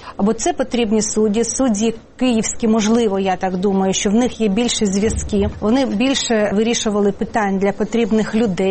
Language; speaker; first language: Ukrainian; native; Ukrainian